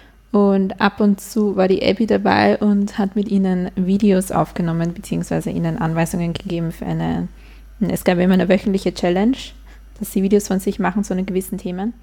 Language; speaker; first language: German; native; German